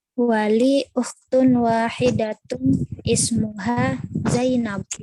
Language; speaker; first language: Arabic; non-native, learner; Indonesian